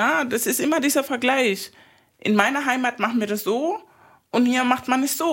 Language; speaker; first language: German; non-native, fluent; Spanish